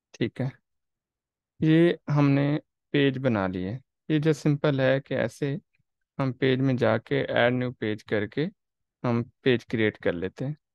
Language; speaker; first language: Urdu; non-native, local second language; Saraiki